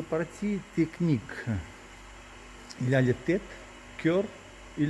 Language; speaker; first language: French; non-native, learner; Russian